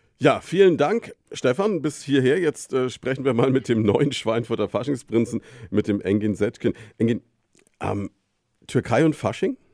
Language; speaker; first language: German; native; German